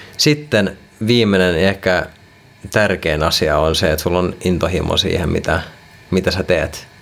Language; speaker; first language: Finnish; non-native, local second language; Swedish